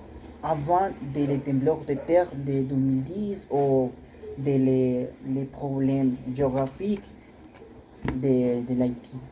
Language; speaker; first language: French; non-native, learner; Spanish